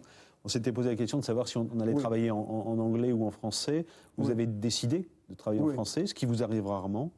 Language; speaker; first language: French; native; French